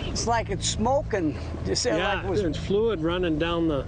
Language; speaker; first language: English; native; English